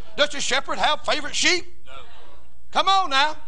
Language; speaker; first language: English; native; English